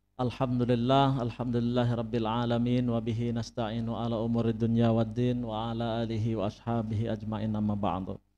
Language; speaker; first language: Indonesian; native; Indonesian